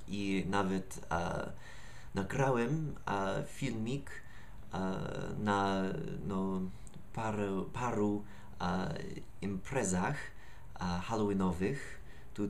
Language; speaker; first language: Polish; non-native, learner; English